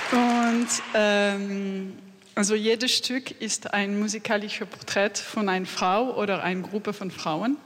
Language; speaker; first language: German; non-native, learner; French